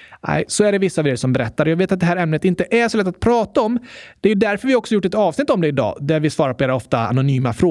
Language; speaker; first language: Swedish; native; Swedish